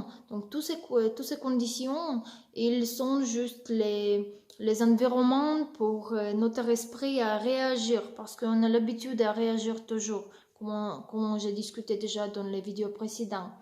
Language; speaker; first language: French; non-native, learner; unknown